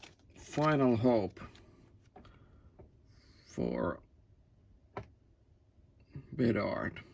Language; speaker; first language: English; non-native, learner; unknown